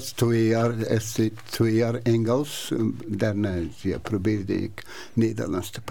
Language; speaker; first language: Dutch; non-native, learner; Persian